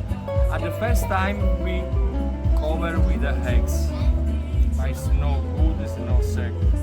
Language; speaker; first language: English; non-native, learner; Italian